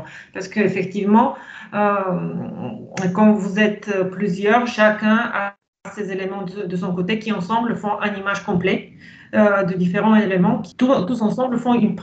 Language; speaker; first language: French; non-native, fluent; Bulgarian